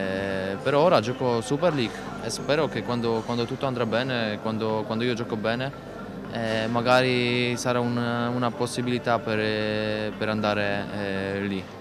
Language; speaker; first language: Italian; non-native, learner; Polish